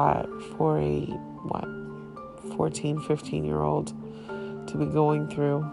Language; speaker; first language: English; early bilingual, other home language; Haitian Creole